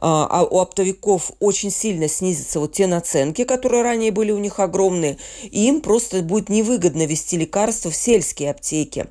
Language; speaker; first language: Russian; native; Russian